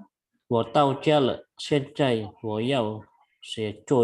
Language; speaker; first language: Chinese; non-native, learner; Indonesian